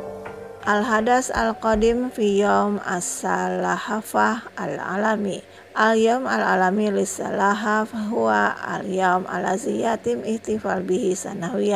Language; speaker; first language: Arabic; non-native, fluent; Indonesian